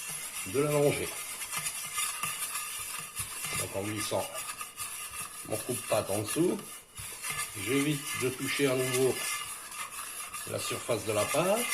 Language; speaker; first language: French; native; French